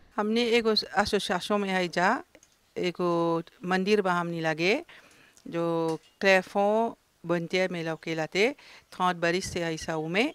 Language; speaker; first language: Bhojpuri; native; Bhojpuri